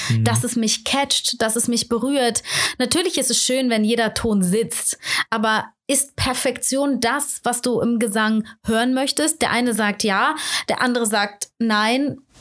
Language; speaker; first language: German; native; German